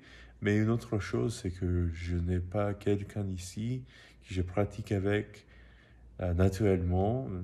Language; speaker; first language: French; non-native, learner; English